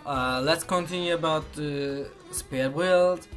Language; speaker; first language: English; non-native, fluent; Turkish